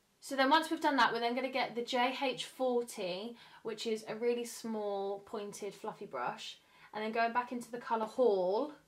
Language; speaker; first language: English; native; English